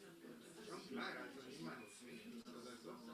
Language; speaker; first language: German; non-native, learner; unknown